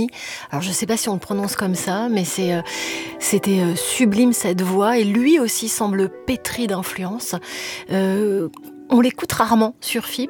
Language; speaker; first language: French; native; French